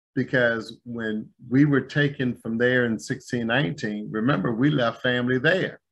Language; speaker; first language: English; native; English